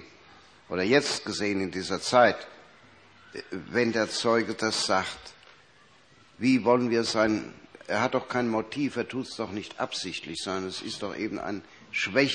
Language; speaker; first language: German; native; German